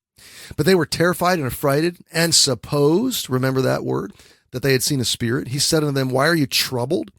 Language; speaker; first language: English; native; English